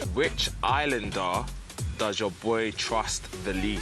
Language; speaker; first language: English; native; English